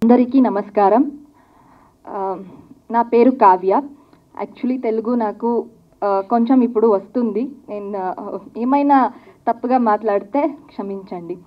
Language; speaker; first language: Telugu; non-native, learner; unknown